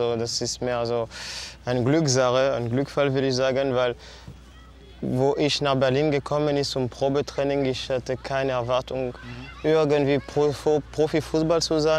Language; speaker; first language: German; non-native, fluent; French